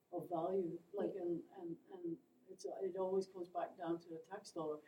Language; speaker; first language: English; non-native, fluent; Dutch